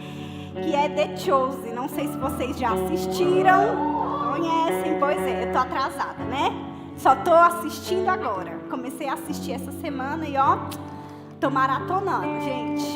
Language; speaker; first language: Portuguese; native; Portuguese